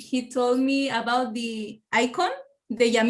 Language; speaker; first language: English; non-native, learner; Spanish